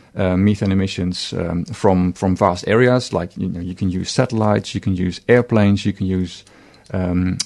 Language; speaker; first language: English; non-native, fluent; Dutch